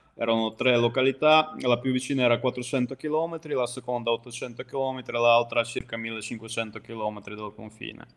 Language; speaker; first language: Italian; non-native, fluent; Ukrainian